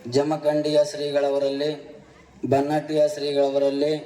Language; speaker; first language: Kannada; non-native, fluent; Telugu